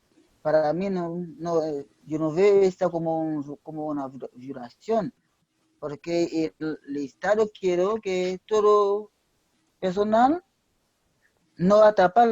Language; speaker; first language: Spanish; non-native, learner; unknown